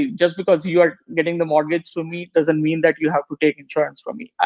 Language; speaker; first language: English; non-native, local second language; Gujarati